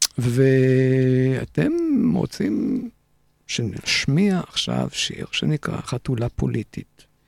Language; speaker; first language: Hebrew; native; Hebrew